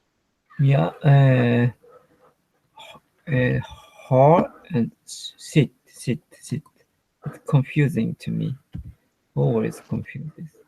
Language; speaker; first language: English; non-native, learner; Japanese